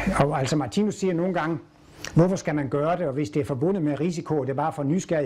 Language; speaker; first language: Danish; native; Danish